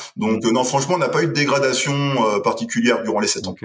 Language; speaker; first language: French; native; French